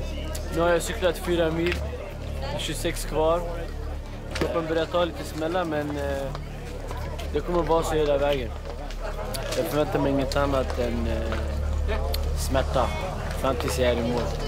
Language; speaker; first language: Swedish; non-native, local second language; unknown